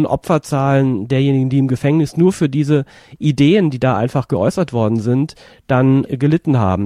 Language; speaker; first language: German; native; German